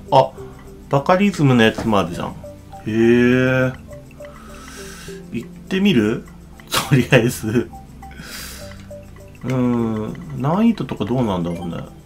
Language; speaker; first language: Japanese; native; Japanese